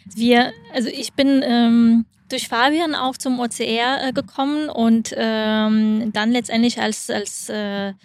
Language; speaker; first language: German; non-native, fluent; Lithuanian